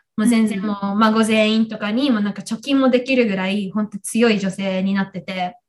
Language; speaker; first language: Japanese; native; Japanese